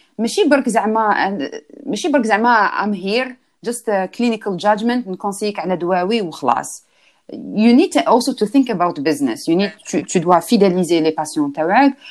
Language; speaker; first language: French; non-native, local second language; Arabic